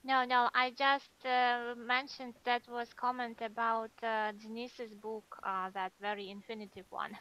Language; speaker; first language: English; non-native, fluent; Russian